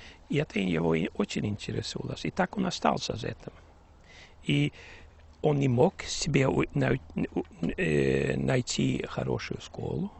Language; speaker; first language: Russian; early bilingual, heritage; Russian